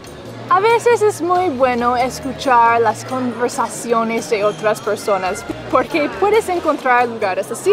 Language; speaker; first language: Spanish; non-native, fluent; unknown